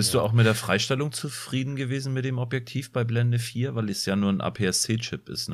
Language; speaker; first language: German; native; German